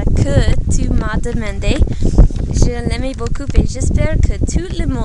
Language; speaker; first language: French; non-native, learner; English